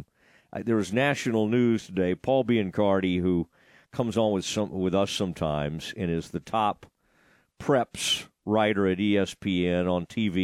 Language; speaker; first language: English; native; English